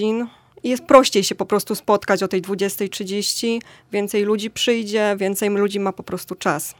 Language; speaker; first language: Polish; native; Polish